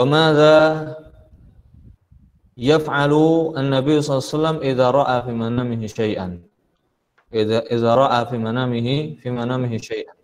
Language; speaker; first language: Arabic; non-native, fluent; Indonesian